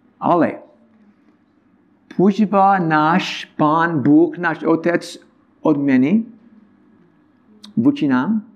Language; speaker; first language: Czech; non-native, learner; English